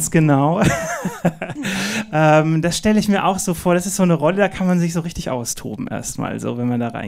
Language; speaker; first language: German; native; German